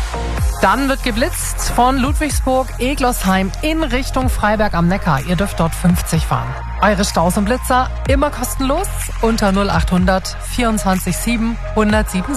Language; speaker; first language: German; native; German